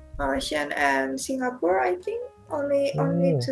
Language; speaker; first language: English; non-native, learner; Indonesian